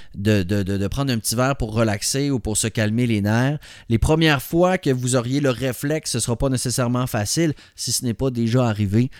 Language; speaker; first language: French; native; French